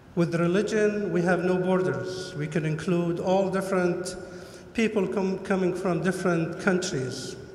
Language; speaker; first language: English; non-native, fluent; Arabic